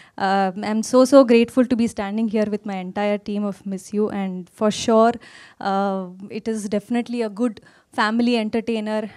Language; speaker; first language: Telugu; non-native, learner; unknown